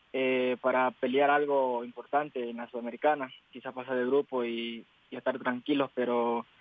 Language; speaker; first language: Spanish; native; Spanish